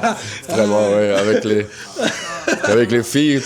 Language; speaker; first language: French; non-native, learner; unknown